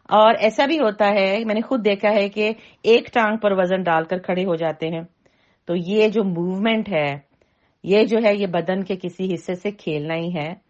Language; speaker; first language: Urdu; native; Urdu